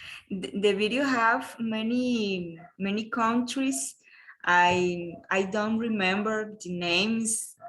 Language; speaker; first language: English; non-native, learner; Spanish